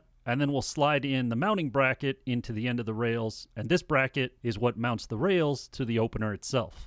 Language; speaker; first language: English; native; English